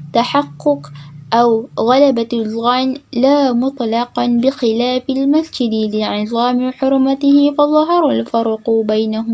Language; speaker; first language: Arabic; non-native, learner; Malay